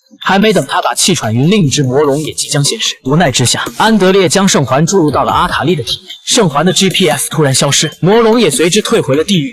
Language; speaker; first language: Chinese; native; Chinese